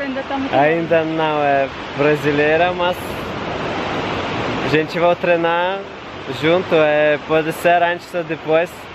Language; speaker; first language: Portuguese; non-native, learner; Russian